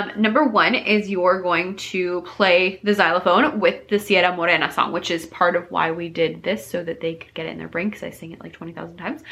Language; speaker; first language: English; native; English